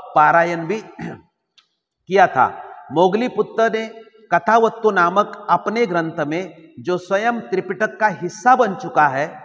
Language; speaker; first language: Hindi; non-native, local second language; Marathi